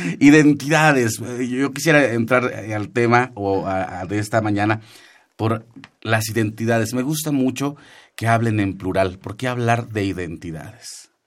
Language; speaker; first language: Spanish; non-native, local second language; Nahuatl languages